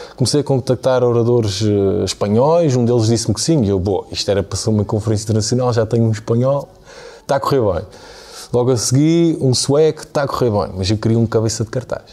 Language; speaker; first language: Portuguese; native; Portuguese